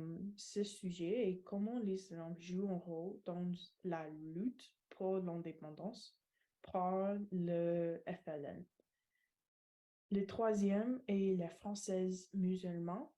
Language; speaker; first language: French; non-native, learner; English